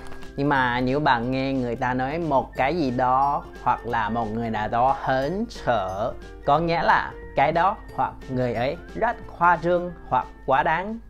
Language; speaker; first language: Vietnamese; non-native, fluent; Chinese